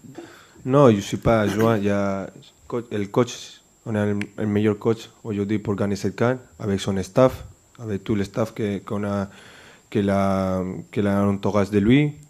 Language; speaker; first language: French; non-native, fluent; Spanish